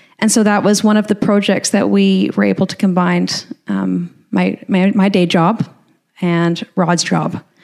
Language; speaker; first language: English; native; English